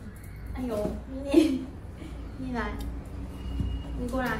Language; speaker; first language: Chinese; native; Chinese